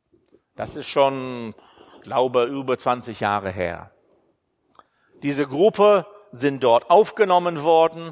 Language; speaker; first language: German; non-native, fluent; English